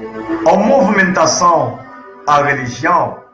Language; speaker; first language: Portuguese; non-native, learner; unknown